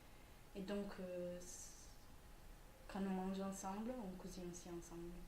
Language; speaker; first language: French; non-native, fluent; Italian